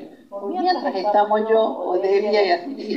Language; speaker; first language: Spanish; non-native, fluent; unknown